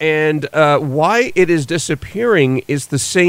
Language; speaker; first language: English; native; English